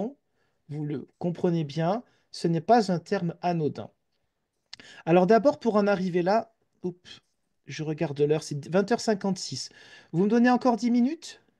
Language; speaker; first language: French; native; French